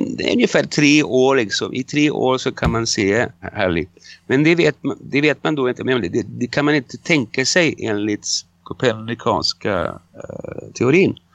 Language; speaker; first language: Swedish; non-native, fluent; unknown